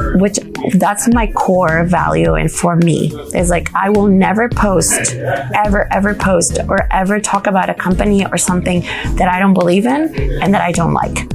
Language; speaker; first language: English; non-native, fluent; Spanish